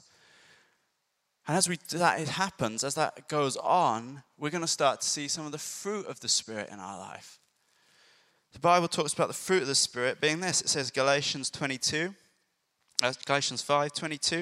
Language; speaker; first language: English; native; English